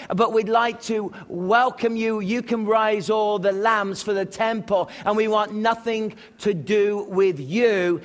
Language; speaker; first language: English; native; English